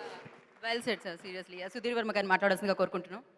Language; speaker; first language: Telugu; native; Telugu